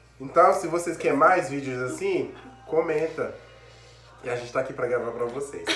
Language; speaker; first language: Portuguese; non-native, fluent; Haitian Creole